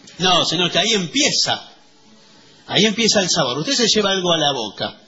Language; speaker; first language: Spanish; native; Spanish